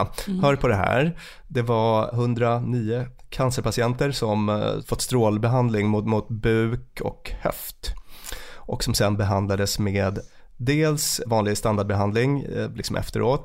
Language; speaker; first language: Swedish; native; Swedish